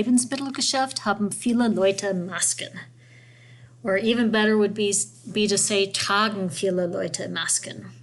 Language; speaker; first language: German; non-native, fluent; English